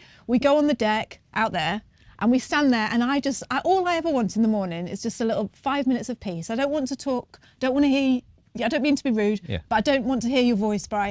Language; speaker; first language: English; native; English